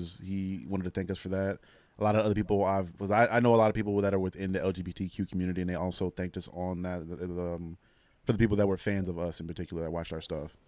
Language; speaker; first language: English; native; English